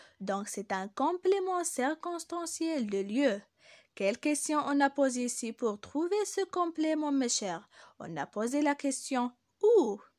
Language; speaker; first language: French; non-native, local second language; Arabic